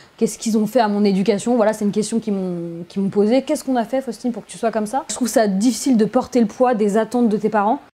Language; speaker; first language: French; native; French